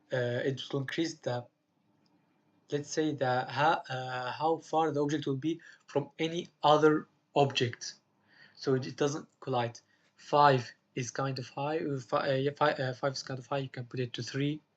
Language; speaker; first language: English; non-native, fluent; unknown